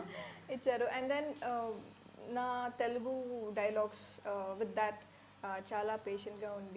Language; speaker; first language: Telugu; non-native, learner; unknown